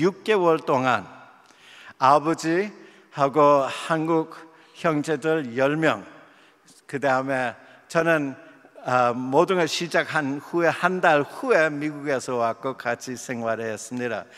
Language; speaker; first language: Korean; non-native, fluent; English